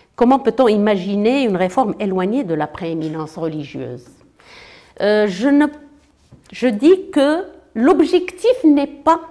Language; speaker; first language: French; non-native, local second language; Arabic